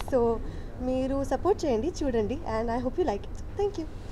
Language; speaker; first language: Telugu; non-native, learner; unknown